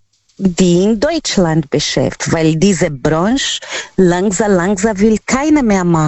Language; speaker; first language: German; non-native, learner; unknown